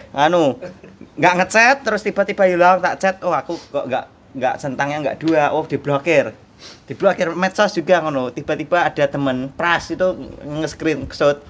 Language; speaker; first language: Indonesian; native; Indonesian